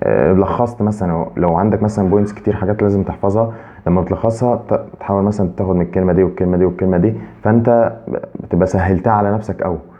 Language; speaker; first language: Arabic; native; Arabic